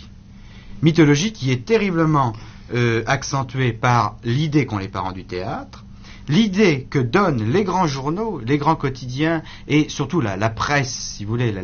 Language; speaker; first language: French; native; French